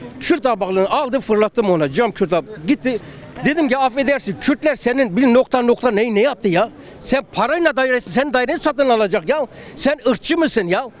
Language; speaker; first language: Turkish; non-native, local second language; Kurdish